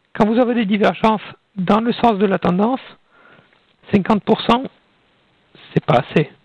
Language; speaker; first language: French; non-native, fluent; Russian